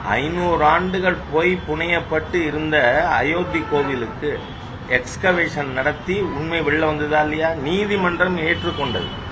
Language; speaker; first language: Tamil; native; Tamil